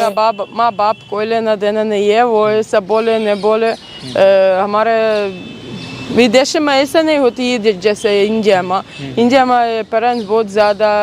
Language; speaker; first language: Hindi; non-native, learner; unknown